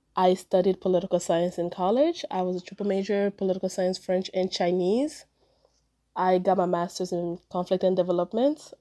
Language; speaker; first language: English; early bilingual, other home language; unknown